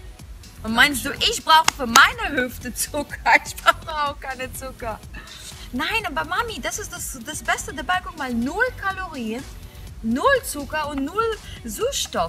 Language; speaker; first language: German; non-native, fluent; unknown